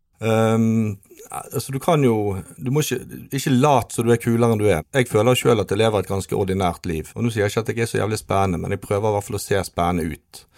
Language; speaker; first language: Norwegian; native; Norwegian